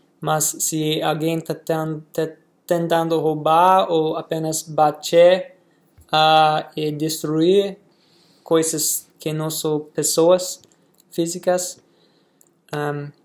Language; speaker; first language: Portuguese; non-native, learner; English